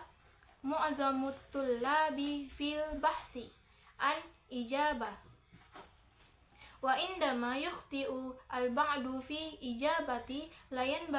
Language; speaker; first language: Arabic; non-native, learner; Indonesian